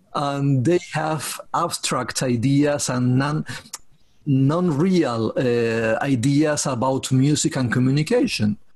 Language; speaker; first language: English; non-native, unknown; Spanish